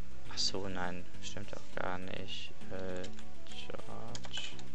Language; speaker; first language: German; native; German